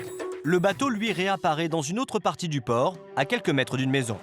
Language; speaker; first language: French; native; French